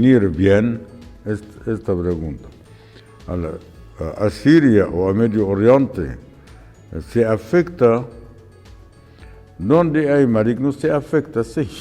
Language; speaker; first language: Spanish; non-native, fluent; Arabic